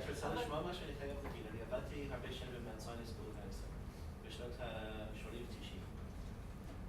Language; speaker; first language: Hebrew; non-native, fluent; English